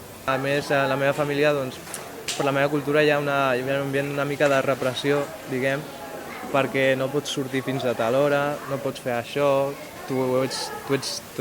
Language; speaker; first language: Catalan; early bilingual, other home language; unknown